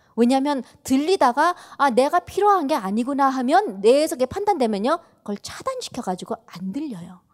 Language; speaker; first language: Korean; early bilingual, heritage; Korean